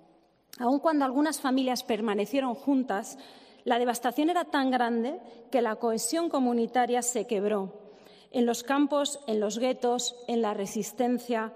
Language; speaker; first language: Spanish; native; Spanish